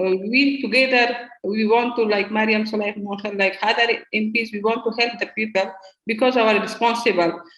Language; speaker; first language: English; non-native, learner; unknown